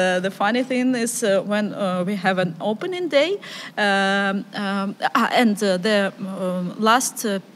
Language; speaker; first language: English; non-native, learner; Ukrainian